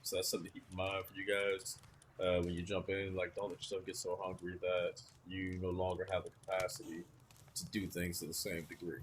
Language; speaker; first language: English; native; English